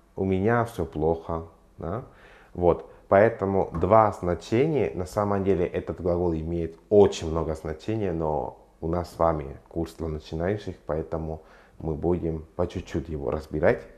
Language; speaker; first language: Russian; non-native, fluent; Spanish